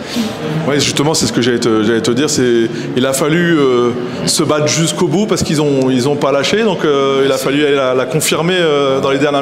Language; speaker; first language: French; native; French